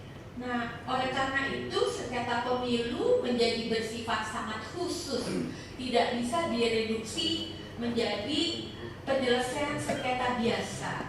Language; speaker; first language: Indonesian; native; Indonesian